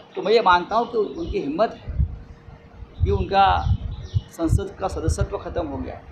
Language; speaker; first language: Hindi; non-native, local second language; Marathi